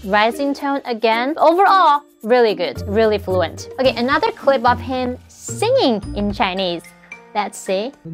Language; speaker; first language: English; non-native, fluent; Chinese